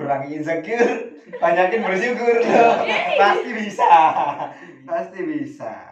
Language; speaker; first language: Indonesian; native; Indonesian